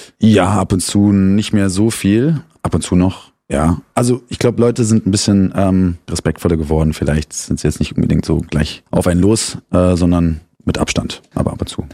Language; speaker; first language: German; native; German